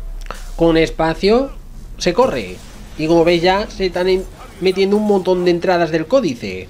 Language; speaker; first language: Spanish; native; Spanish